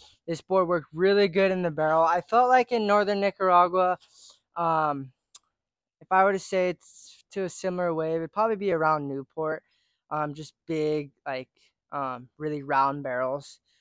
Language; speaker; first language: English; early bilingual, other home language; Japanese